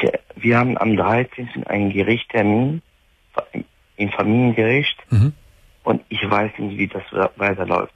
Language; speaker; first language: German; non-native, fluent; Arabic